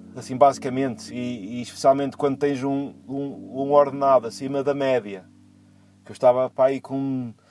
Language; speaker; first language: Portuguese; native; Portuguese